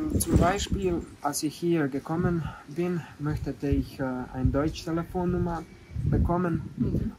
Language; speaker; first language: German; non-native, learner; Bosnian